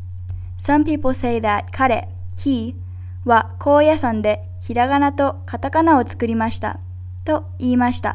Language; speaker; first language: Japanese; non-native, learner; English